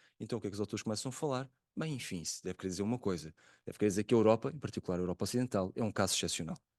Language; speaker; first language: Portuguese; native; Portuguese